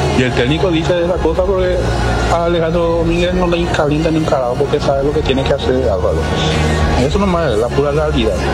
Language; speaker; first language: Spanish; non-native, local second language; Guarani